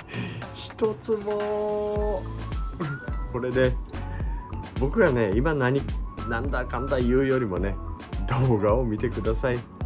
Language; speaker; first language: Japanese; native; Japanese